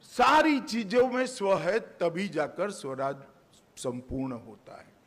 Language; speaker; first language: Hindi; non-native, local second language; Gujarati